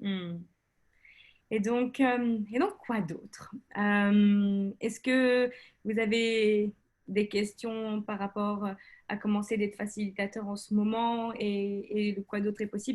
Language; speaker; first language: French; native; French